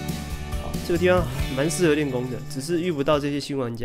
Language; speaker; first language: Chinese; native; Chinese